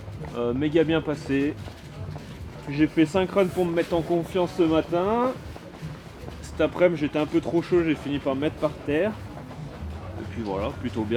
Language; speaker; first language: French; native; French